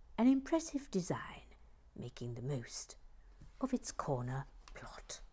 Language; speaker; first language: English; native; English